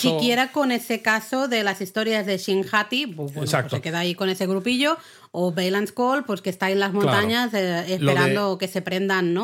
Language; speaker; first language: Spanish; native; Spanish